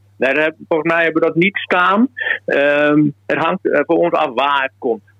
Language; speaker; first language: Dutch; native; Dutch